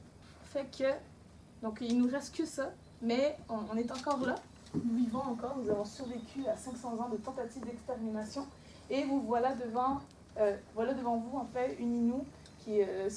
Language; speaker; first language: French; non-native, local second language; Innu-aimun